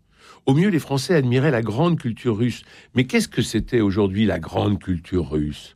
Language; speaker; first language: French; native; French